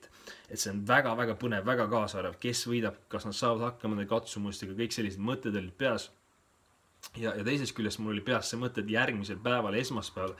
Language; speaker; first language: Estonian; native; Estonian